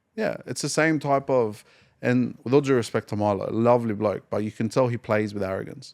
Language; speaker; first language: English; native; English